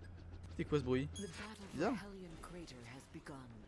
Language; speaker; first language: French; native; French